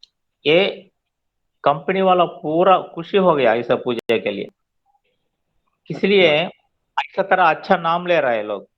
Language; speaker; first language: Hindi; non-native, local second language; Telugu